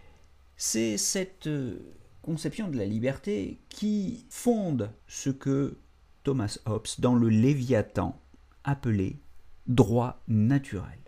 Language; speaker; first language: French; native; French